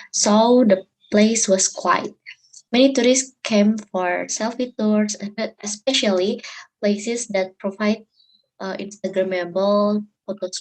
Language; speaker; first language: English; non-native, learner; Indonesian